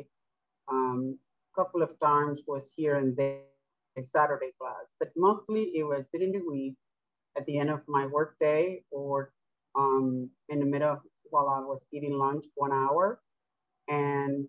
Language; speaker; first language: English; non-native, fluent; Spanish